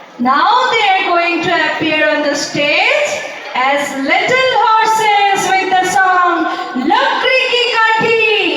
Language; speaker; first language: English; non-native, local second language; Bangla